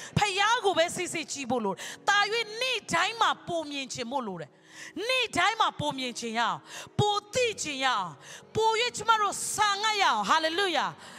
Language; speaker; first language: Burmese; non-native, local second language; Kachin